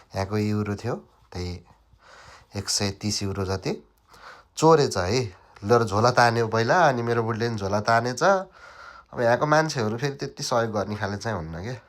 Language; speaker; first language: Nepali; native; Nepali